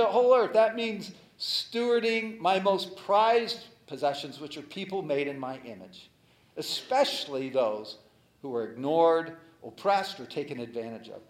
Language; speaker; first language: English; native; English